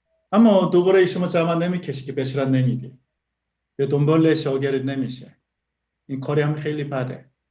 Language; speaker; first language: Persian; non-native, learner; Korean